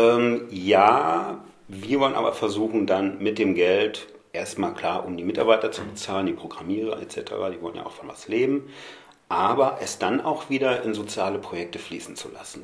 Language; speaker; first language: German; native; German